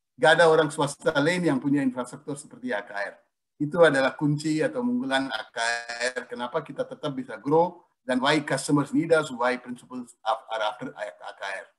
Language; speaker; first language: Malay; non-native, fluent; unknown